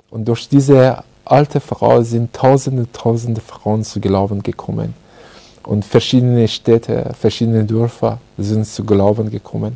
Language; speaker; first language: German; non-native, fluent; Persian